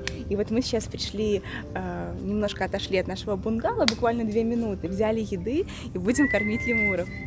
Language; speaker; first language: Russian; native; Russian